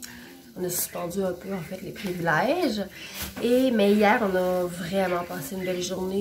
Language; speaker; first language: French; native; French